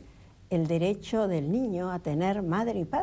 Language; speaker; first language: Spanish; native; Spanish